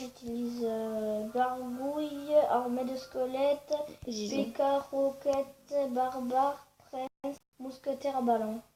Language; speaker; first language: French; native; French